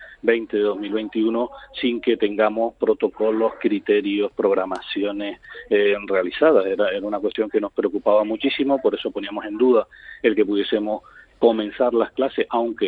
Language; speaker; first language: Spanish; native; Spanish